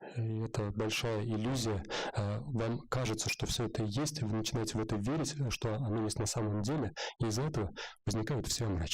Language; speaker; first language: Russian; native; Russian